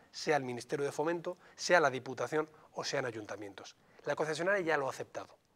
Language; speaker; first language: Spanish; native; Spanish